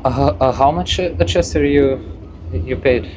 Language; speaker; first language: English; non-native, fluent; Lithuanian